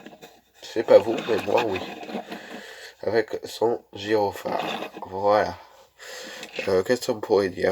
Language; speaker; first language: French; native; French